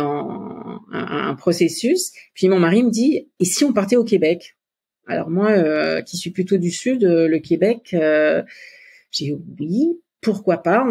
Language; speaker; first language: French; native; French